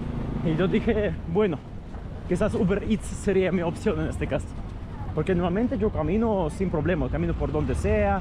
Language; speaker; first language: Spanish; non-native, fluent; Russian